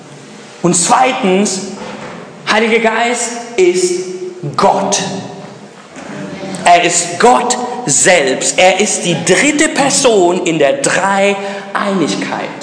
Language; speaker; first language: German; early bilingual, other home language; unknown